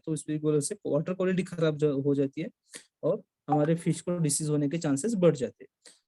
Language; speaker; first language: Hindi; non-native, local second language; Marathi